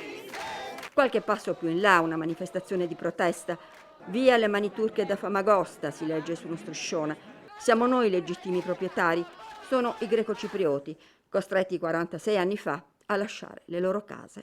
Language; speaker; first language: Italian; native; Italian